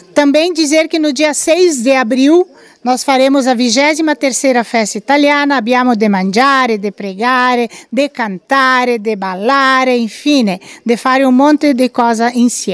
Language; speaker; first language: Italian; non-native, learner; Portuguese